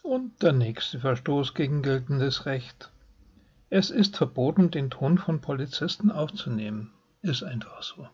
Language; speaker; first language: German; native; German